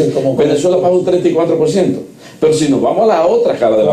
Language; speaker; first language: Spanish; native; Spanish